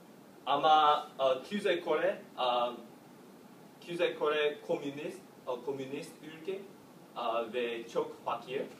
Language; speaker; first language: Turkish; non-native, learner; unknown